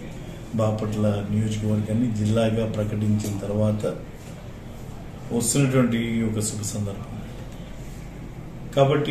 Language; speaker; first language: Telugu; native; Telugu